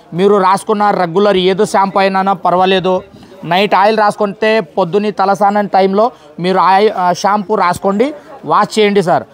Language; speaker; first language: Telugu; non-native, learner; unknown